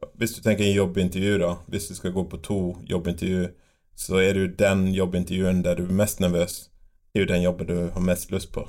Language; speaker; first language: Norwegian; native; Norwegian